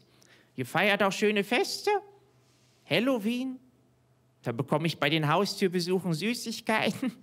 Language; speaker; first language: German; native; German